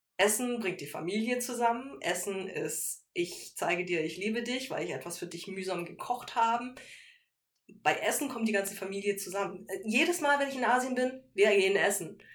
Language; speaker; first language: German; native; German